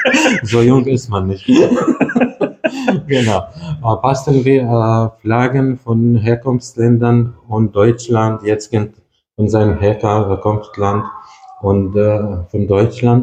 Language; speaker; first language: German; non-native, fluent; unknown